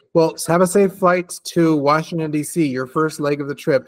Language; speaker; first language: English; native; English